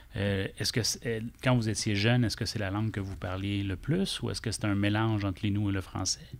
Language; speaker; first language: French; native; French